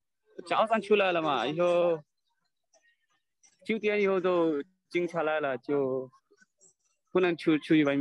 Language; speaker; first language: Chinese; non-native, learner; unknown